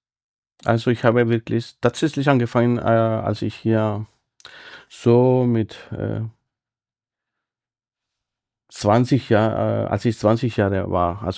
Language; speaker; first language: German; non-native, fluent; Spanish